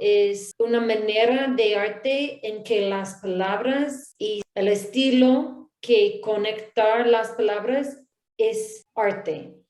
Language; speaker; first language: Spanish; non-native, learner; English